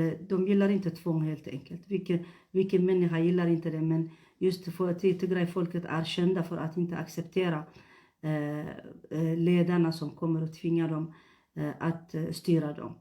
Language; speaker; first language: Swedish; non-native, fluent; Tigrinya